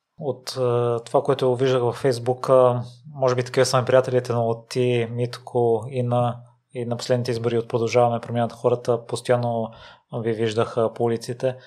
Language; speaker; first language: Bulgarian; native; Bulgarian